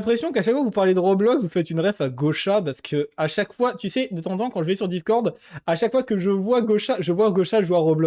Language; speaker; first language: French; native; French